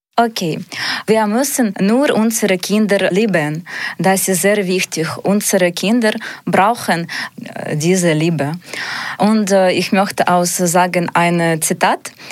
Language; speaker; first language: German; non-native, learner; Ukrainian